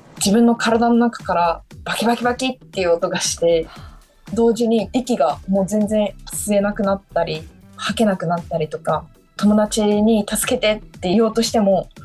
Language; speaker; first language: Japanese; native; Japanese